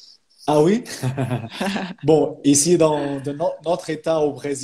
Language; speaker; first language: French; non-native, fluent; Portuguese